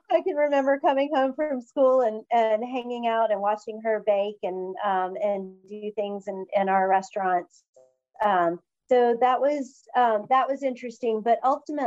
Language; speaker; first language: English; native; English